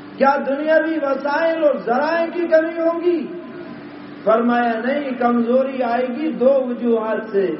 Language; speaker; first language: Urdu; native; Urdu